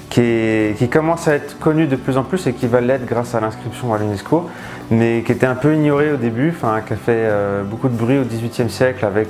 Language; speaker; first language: French; native; French